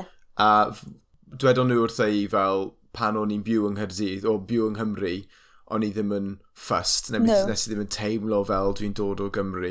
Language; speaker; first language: Welsh; non-native, local second language; English